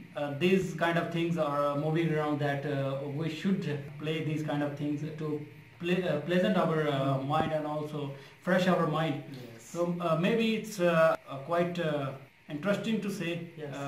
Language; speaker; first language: English; non-native, local second language; Urdu